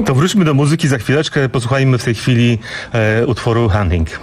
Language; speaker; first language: Polish; native; Polish